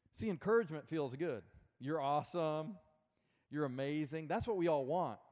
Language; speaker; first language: English; native; English